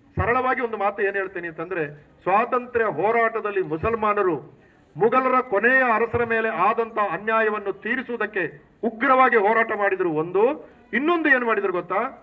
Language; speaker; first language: Kannada; non-native, local second language; Tulu